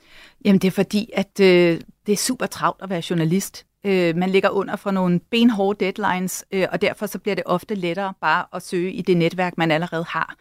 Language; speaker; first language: Danish; native; Danish